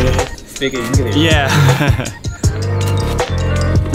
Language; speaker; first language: English; non-native, learner; Chinese